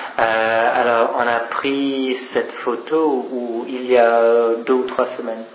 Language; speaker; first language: French; non-native, fluent; English